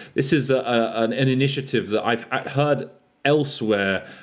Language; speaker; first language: English; native; English